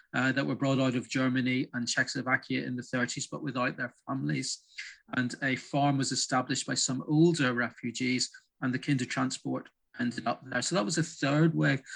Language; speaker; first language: English; native; English